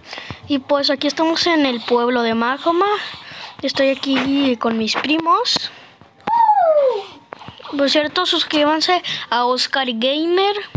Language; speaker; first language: Spanish; native; Spanish